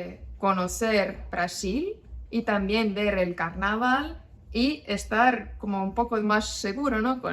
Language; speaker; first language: Spanish; non-native, fluent; Estonian